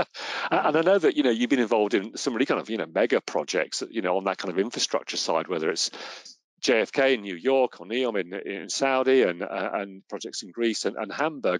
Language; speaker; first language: English; native; English